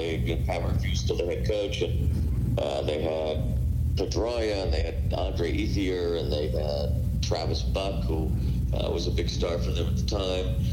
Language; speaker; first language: English; native; English